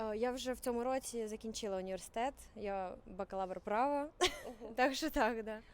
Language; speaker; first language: Ukrainian; non-native, local second language; Russian